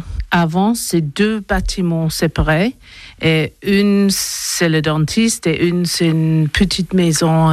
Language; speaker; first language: French; non-native, learner; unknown